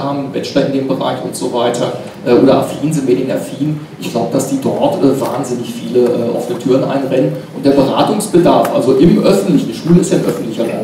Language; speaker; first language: German; native; German